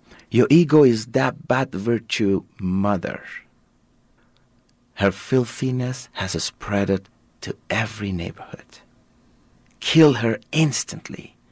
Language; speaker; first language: English; non-native, fluent; Persian